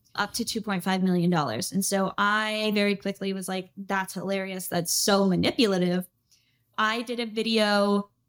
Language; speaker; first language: English; native; English